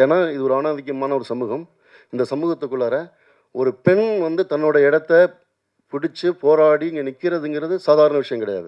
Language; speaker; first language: Tamil; native; Tamil